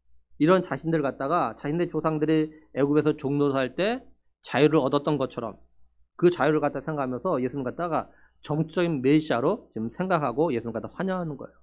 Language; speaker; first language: Korean; native; Korean